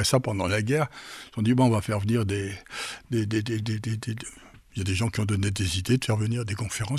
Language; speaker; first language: French; native; French